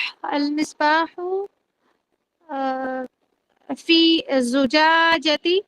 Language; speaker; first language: Arabic; non-native, learner; Urdu